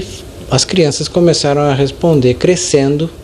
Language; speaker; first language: Portuguese; native; Portuguese